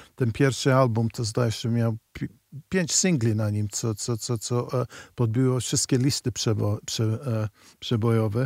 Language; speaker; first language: Polish; non-native, fluent; English